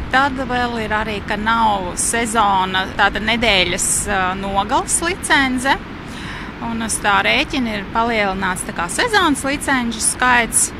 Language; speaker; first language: Latvian; native; Latvian